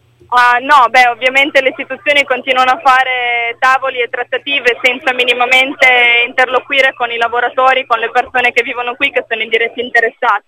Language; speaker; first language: Italian; native; Italian